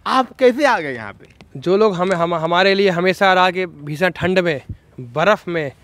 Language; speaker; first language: Hindi; native; Hindi